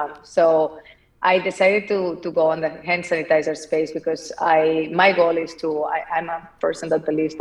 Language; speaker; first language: English; non-native, fluent; Spanish